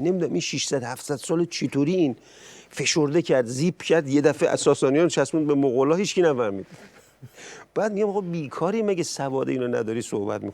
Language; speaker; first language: Persian; native; Persian